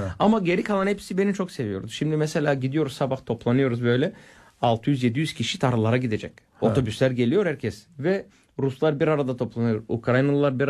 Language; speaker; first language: Turkish; non-native, fluent; Bulgarian